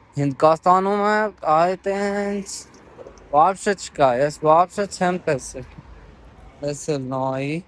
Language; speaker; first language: Armenian; non-native, learner; Hindi